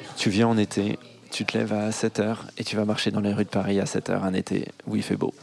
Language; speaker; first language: French; native; French